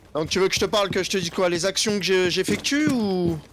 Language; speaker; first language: French; native; French